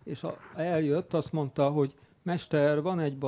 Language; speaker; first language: Hungarian; native; Hungarian